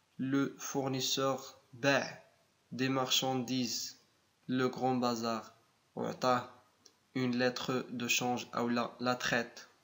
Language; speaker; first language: French; non-native, local second language; Arabic